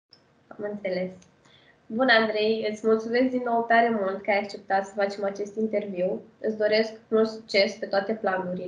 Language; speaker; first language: Romanian; native; Romanian